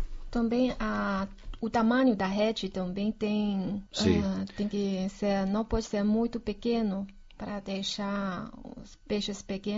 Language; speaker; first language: Portuguese; non-native, fluent; Chinese